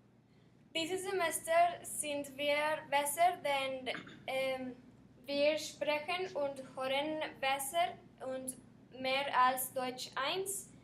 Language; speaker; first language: German; non-native, learner; Spanish